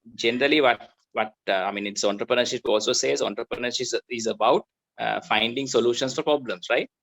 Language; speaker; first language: English; non-native, local second language; Sinhala